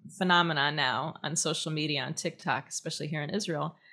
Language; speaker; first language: English; native; English